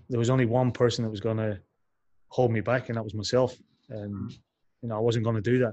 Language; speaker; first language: English; native; English